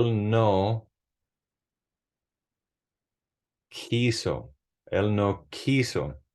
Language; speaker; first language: Spanish; non-native, fluent; English